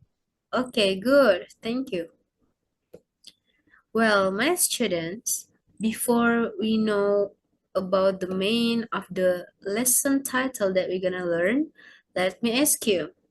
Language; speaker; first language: English; non-native, learner; Indonesian